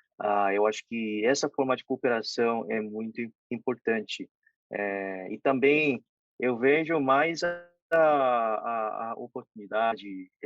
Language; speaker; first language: Portuguese; non-native, fluent; Korean